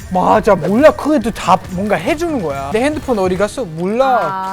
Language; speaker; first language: Korean; non-native, fluent; German